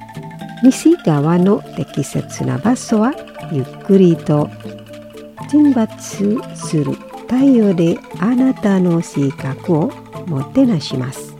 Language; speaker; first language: Japanese; non-native, fluent; Indonesian